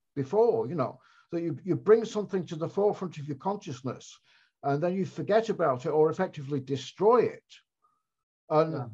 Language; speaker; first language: English; native; English